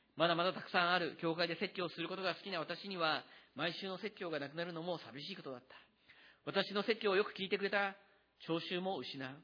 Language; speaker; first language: Japanese; native; Japanese